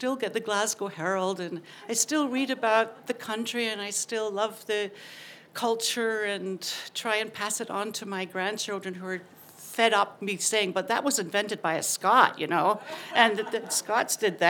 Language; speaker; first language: English; native; English